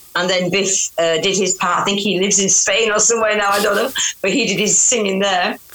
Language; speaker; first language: English; native; English